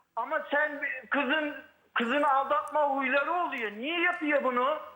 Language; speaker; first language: Turkish; native; Turkish